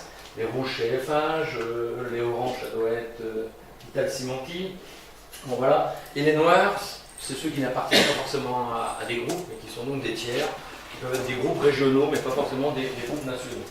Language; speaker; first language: French; native; French